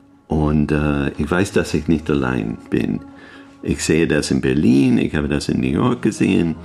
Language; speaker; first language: German; non-native, learner; English